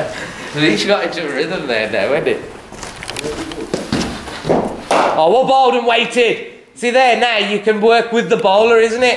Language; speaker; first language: English; native; English